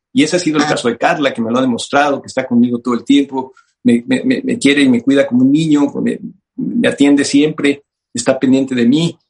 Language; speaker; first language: Spanish; native; Spanish